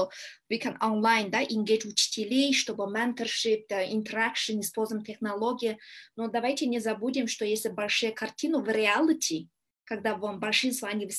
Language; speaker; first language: Russian; non-native, learner; Kyrgyz